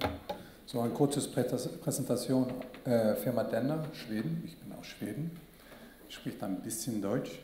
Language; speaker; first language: German; non-native, learner; Swedish